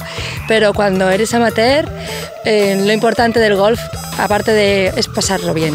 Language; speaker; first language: Spanish; native; Spanish